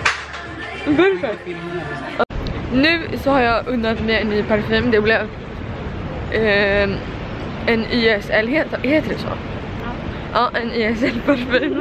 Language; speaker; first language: Swedish; native; Swedish